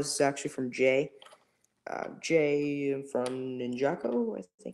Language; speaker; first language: English; native; English